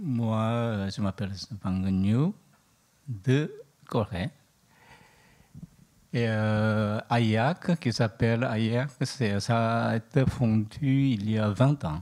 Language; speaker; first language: French; non-native, learner; Korean